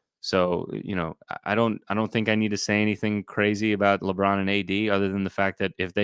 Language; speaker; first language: English; native; English